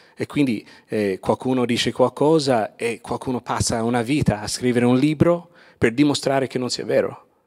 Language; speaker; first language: Italian; non-native, fluent; English